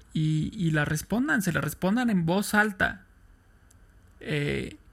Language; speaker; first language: Spanish; native; Spanish